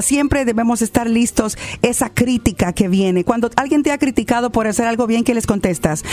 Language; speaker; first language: Spanish; native; Spanish